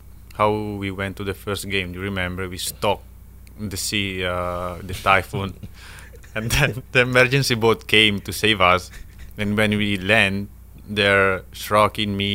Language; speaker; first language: English; non-native, learner; Italian